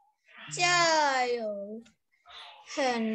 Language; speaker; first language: Chinese; non-native, learner; Thai